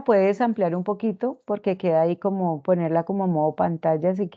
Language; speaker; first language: Spanish; native; Spanish